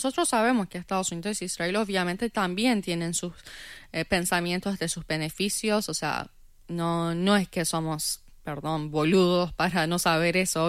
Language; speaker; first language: Spanish; non-native, fluent; Persian